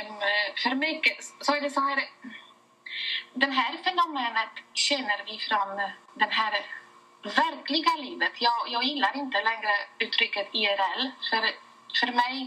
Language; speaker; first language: Swedish; non-native, fluent; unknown